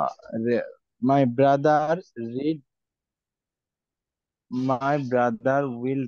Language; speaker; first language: English; non-native, learner; Bangla